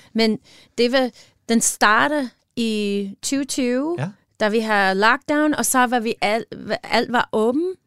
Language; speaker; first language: Danish; non-native, learner; English